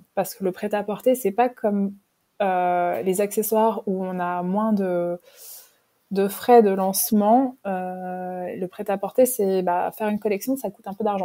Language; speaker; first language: French; native; French